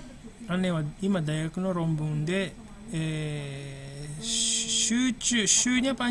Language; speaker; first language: Japanese; non-native, fluent; Indonesian